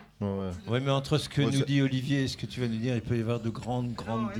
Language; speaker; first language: French; native; French